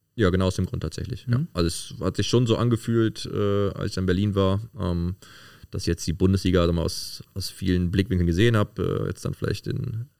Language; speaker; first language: German; native; German